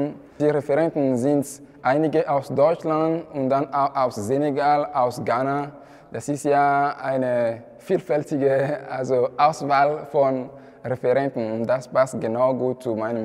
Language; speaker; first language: German; non-native, fluent; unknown